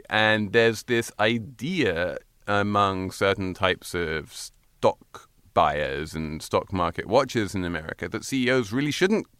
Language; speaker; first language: English; native; English